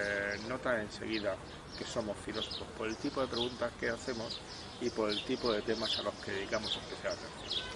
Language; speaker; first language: Spanish; native; Spanish